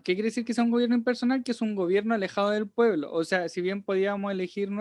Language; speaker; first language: Spanish; native; Spanish